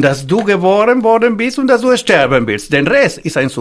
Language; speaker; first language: German; non-native, fluent; Spanish